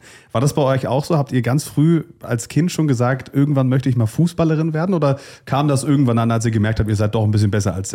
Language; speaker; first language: German; native; German